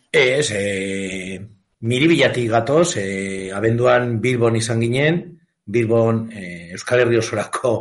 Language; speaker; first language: Basque; native; Basque